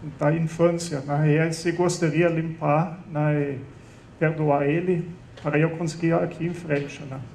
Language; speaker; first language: Portuguese; non-native, fluent; German